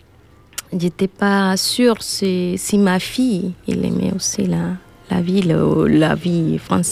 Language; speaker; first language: French; non-native, learner; Spanish